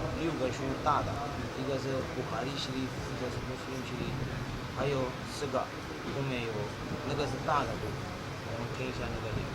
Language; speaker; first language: Chinese; non-native, learner; Punjabi